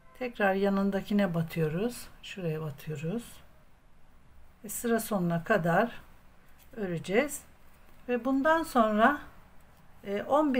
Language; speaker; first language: Turkish; native; Turkish